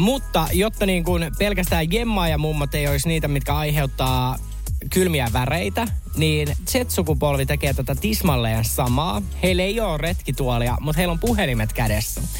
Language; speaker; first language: Finnish; native; Finnish